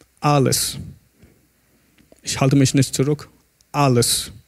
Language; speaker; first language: German; non-native, fluent; English